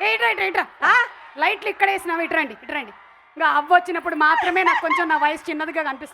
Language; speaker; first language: Telugu; native; Telugu